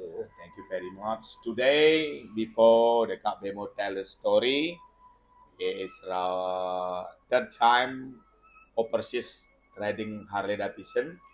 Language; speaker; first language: English; non-native, learner; Indonesian